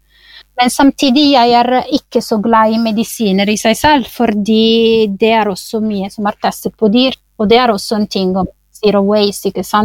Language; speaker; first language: Norwegian; non-native, fluent; Italian